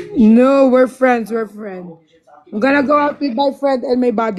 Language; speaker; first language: English; non-native, learner; Filipino